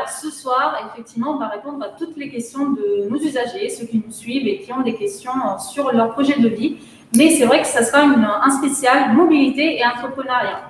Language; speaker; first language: French; native; French